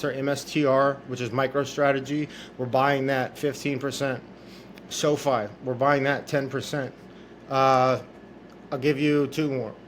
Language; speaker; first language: English; native; English